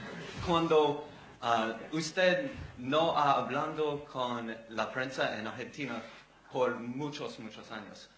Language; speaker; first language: Spanish; non-native, learner; English